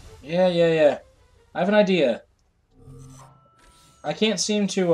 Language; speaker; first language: English; native; English